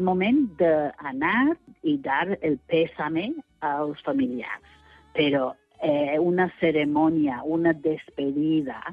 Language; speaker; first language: Catalan; non-native, fluent; English